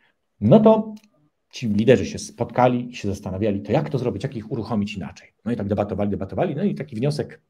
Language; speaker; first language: Polish; native; Polish